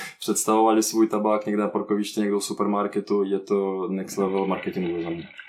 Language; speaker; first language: Czech; non-native, fluent; Russian